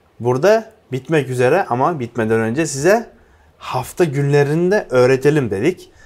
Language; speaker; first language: Turkish; non-native, fluent; Uzbek